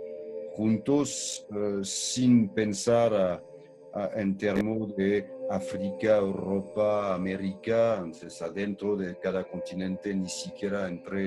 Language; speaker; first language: Spanish; non-native, fluent; French